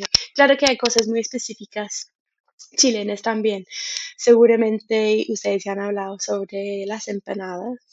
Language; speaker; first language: Spanish; non-native, fluent; English